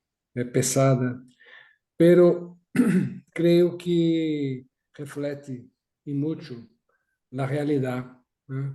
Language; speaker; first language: Spanish; non-native, fluent; Portuguese